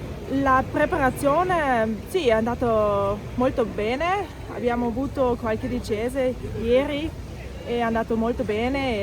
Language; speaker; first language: Italian; non-native, local second language; German